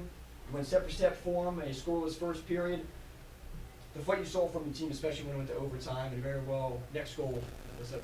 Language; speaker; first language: English; native; English